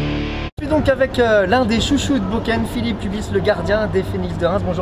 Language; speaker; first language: French; native; French